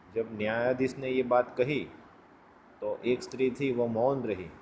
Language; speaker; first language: Hindi; non-native, local second language; Gujarati